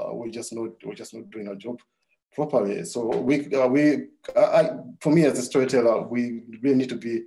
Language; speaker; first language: English; non-native, local second language; Nyanja